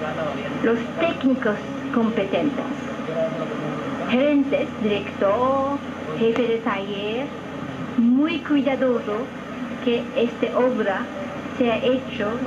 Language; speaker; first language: Spanish; non-native, fluent; Japanese